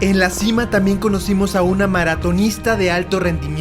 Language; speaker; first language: Spanish; native; Spanish